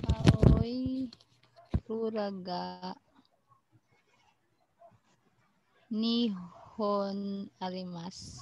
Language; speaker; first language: Japanese; non-native, learner; Filipino